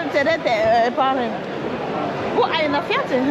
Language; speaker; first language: Turkish; non-native, learner; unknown